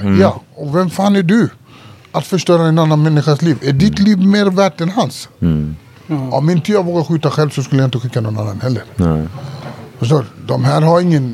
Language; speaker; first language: Swedish; early bilingual, other home language; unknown